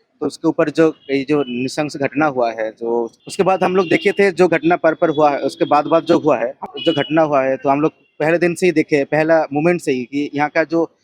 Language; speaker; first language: Hindi; non-native, local second language; Bangla